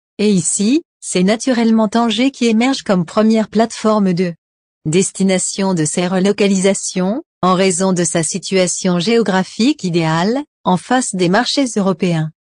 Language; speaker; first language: French; non-native, local second language; Arabic